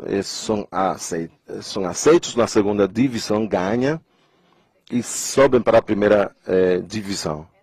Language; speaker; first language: Portuguese; non-native, fluent; Spanish